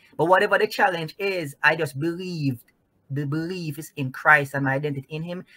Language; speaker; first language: English; non-native, local second language; Jamaican Creole English